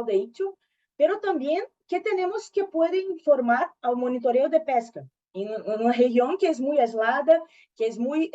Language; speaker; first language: Spanish; non-native, learner; Portuguese